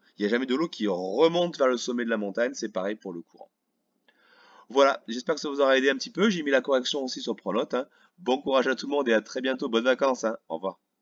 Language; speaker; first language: French; native; French